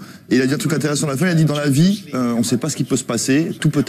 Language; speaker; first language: French; native; French